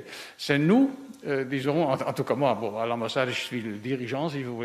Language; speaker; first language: French; non-native, fluent; Dutch